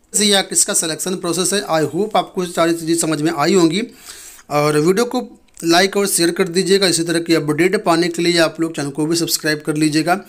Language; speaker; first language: Hindi; native; Hindi